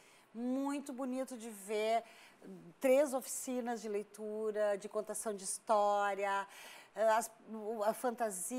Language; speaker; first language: Portuguese; native; Portuguese